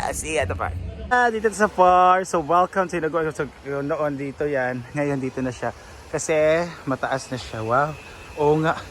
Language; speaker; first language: Filipino; non-native, local second language; Cebuano